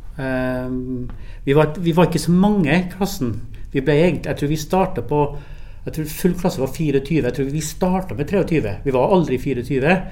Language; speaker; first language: Norwegian; early bilingual, other home language; English